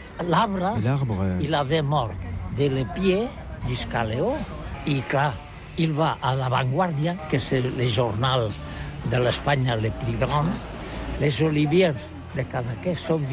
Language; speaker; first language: French; non-native, learner; Catalan